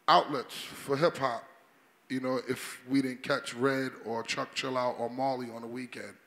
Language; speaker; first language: English; native; English